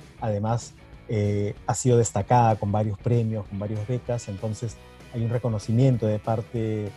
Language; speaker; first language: Spanish; native; Spanish